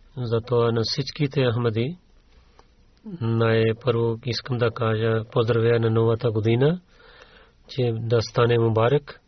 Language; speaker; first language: Bulgarian; non-native, learner; Urdu